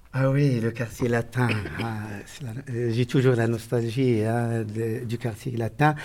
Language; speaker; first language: French; non-native, local second language; Arabic